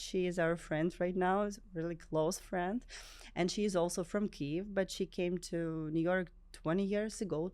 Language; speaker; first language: English; non-native, learner; Ukrainian